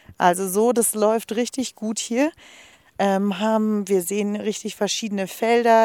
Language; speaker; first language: German; native; German